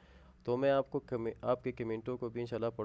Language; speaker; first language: Hindi; native; Hindi